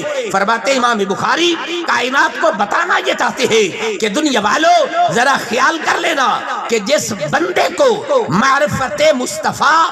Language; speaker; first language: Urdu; non-native, local second language; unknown